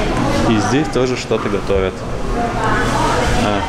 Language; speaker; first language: Russian; native; Russian